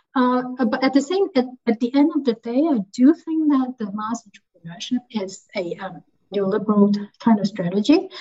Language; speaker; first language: English; non-native, local second language; Cantonese